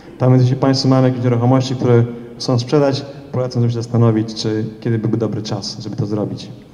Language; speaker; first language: Polish; early bilingual, heritage; Polish